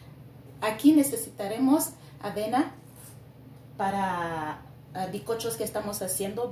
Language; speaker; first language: Spanish; non-native, learner; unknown